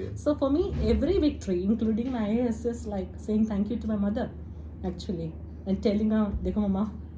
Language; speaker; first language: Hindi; non-native, local second language; Malayalam